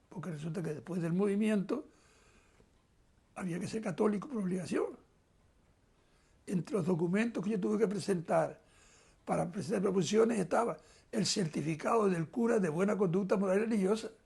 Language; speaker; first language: Spanish; native; Spanish